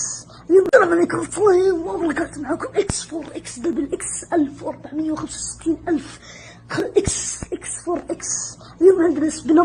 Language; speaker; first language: Arabic; native; Arabic